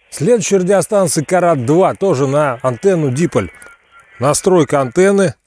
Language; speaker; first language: Russian; native; Russian